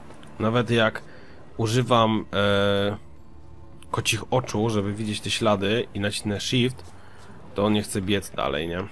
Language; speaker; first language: Polish; native; Polish